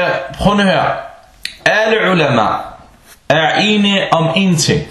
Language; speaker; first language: Danish; non-native, fluent; Arabic